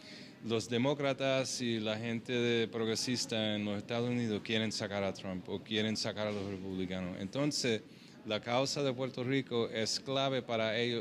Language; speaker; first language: Spanish; early bilingual, heritage; English